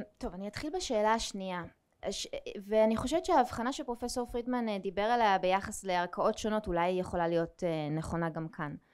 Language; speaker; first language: Hebrew; native; Hebrew